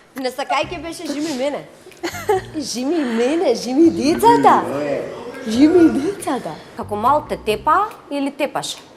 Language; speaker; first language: Macedonian; native; Macedonian